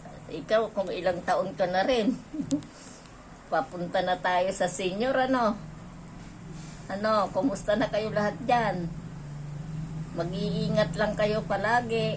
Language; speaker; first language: Filipino; native; Filipino